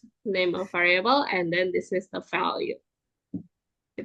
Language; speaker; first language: English; non-native, fluent; Indonesian